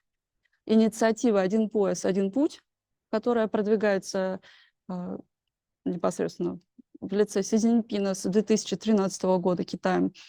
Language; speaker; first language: Russian; native; Russian